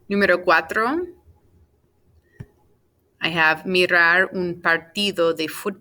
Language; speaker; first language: Spanish; non-native, fluent; English